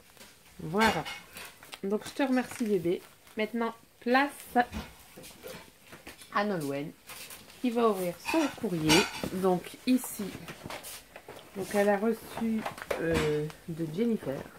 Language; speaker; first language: French; native; French